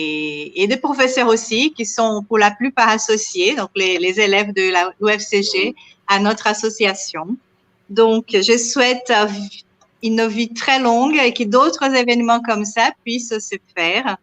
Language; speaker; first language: French; non-native, fluent; Portuguese